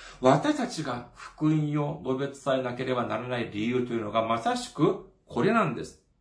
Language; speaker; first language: Japanese; non-native, fluent; Korean